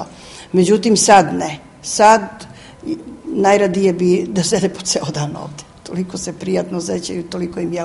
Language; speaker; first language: Serbian; native; Serbian